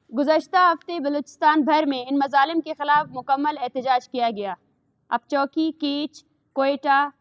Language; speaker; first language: Urdu; non-native, local second language; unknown